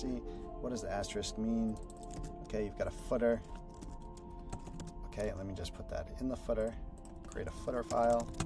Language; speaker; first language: English; native; English